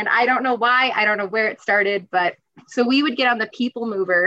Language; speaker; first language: English; native; English